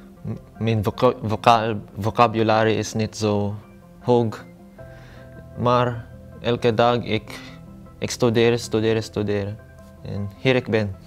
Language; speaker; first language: Dutch; non-native, learner; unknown